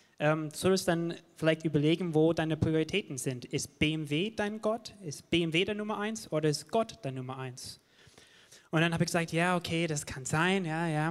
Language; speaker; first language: German; non-native, fluent; English